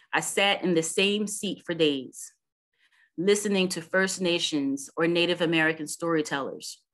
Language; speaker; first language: English; native; English